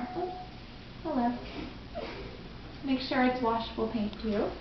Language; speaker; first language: English; native; English